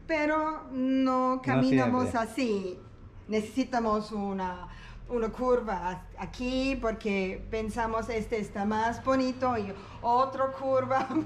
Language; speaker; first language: Spanish; non-native, learner; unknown